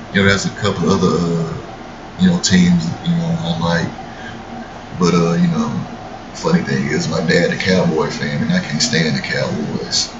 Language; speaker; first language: English; native; English